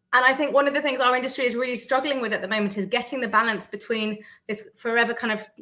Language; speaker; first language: English; native; English